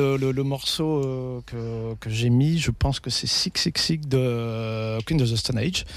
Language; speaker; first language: French; native; French